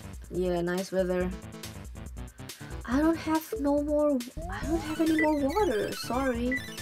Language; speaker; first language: English; non-native, fluent; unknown